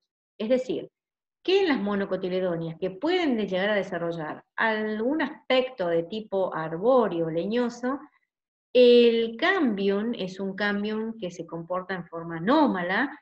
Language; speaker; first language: Spanish; native; Spanish